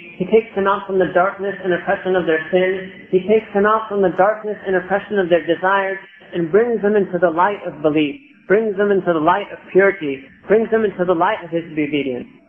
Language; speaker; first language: English; native; English